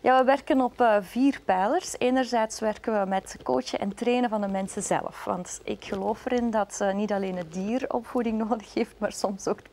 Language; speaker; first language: Dutch; native; Dutch